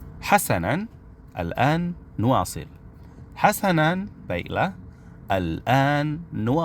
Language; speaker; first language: Arabic; non-native, fluent; Indonesian